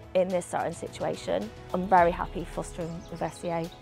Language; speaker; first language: English; native; English